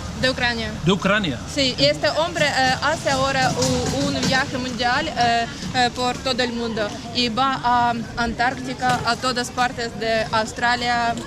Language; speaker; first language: Spanish; non-native, learner; Ukrainian